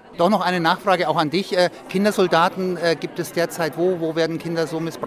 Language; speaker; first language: German; native; German